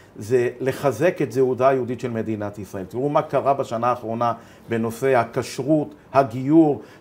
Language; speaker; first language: Hebrew; native; Hebrew